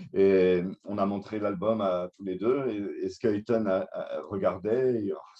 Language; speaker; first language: French; native; French